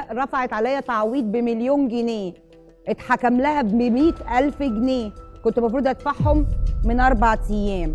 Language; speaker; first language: Arabic; native; Arabic